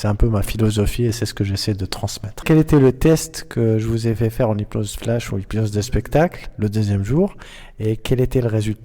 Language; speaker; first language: French; native; French